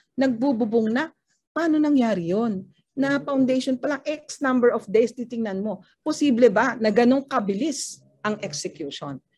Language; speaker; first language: Filipino; native; Filipino